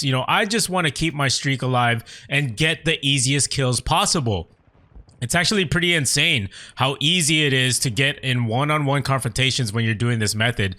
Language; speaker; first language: English; native; English